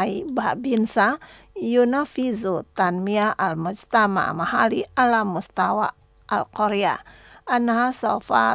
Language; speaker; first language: Arabic; non-native, fluent; Indonesian